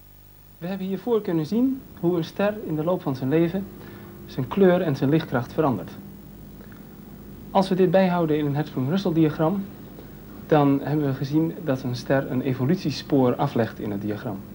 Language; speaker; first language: Dutch; native; Dutch